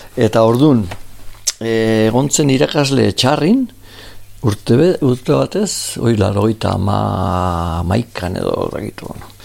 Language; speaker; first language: Basque; native; Basque